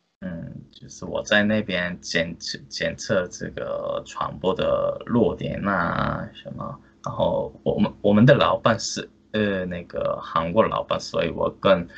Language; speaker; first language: Chinese; non-native, fluent; Korean